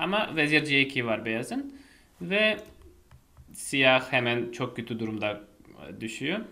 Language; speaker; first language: Turkish; non-native, fluent; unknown